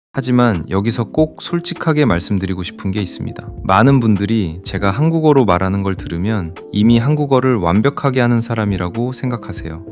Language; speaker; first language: Korean; non-native, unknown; Arabic